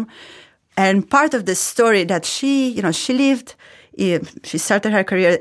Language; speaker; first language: English; non-native, fluent; Italian